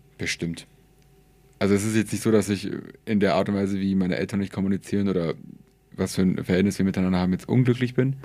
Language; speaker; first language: German; early bilingual, other home language; Persian